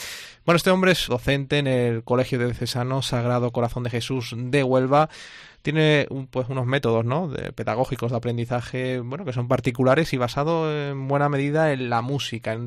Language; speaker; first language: Spanish; native; Spanish